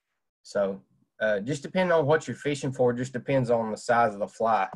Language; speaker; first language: English; native; English